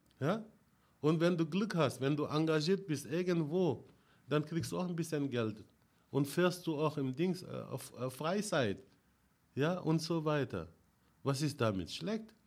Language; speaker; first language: German; non-native, fluent; Wolof